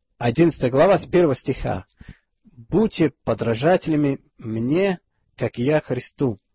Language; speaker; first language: Russian; non-native, fluent; English